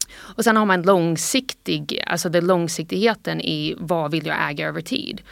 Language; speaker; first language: Swedish; non-native, fluent; English